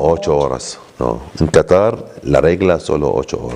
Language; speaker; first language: Spanish; non-native, learner; Arabic